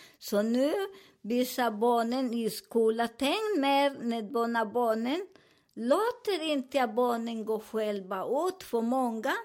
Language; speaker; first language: Swedish; non-native, learner; Spanish